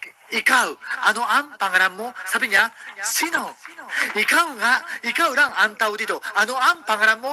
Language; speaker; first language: Filipino; non-native, learner; Japanese